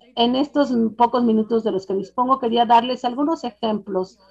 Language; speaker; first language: Spanish; non-native, fluent; French